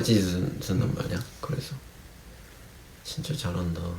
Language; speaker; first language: Korean; non-native, fluent; Japanese